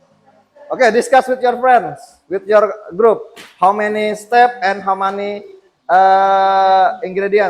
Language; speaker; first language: English; non-native, fluent; Indonesian